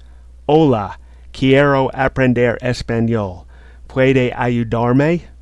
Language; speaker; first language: Spanish; non-native, learner; English